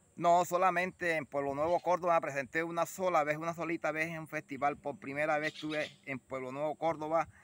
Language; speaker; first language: Spanish; native; Spanish